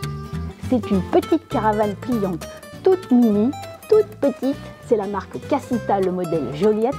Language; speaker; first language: French; native; French